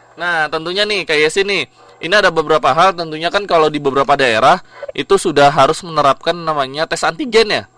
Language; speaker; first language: Indonesian; native; Indonesian